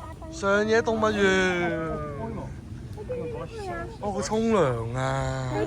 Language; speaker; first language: Cantonese; native; Cantonese